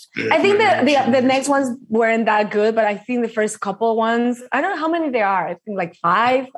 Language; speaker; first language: English; non-native, fluent; Spanish